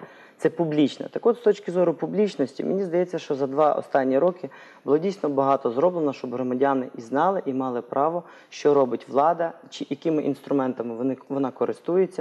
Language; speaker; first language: Ukrainian; native; Ukrainian